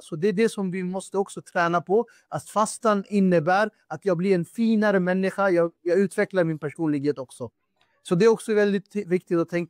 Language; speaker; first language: Swedish; non-native, fluent; Urdu